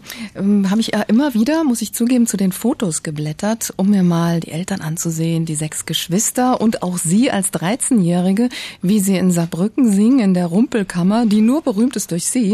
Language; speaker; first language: German; native; German